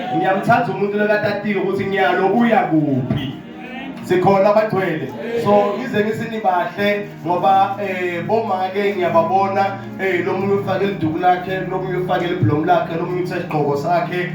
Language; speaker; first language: Zulu; non-native, local second language; Swati